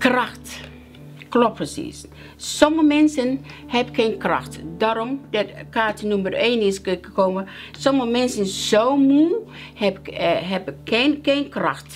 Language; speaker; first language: Dutch; non-native, learner; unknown